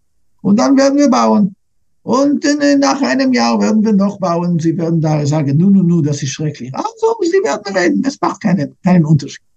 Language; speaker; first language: German; non-native, fluent; English